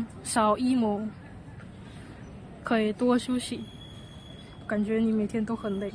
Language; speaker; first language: Chinese; non-native, fluent; Mongolian